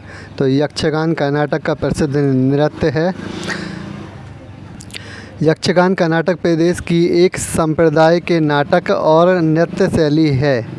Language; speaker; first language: Hindi; native; Hindi